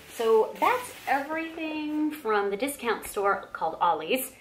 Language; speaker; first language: English; native; English